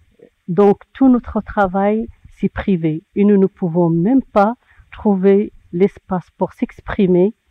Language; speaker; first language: French; non-native, local second language; Arabic